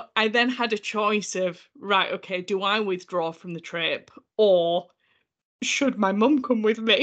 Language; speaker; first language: English; native; English